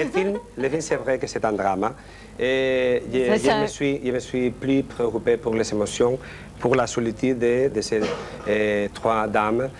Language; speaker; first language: French; non-native, learner; Spanish